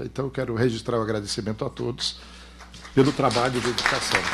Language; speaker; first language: Portuguese; native; Portuguese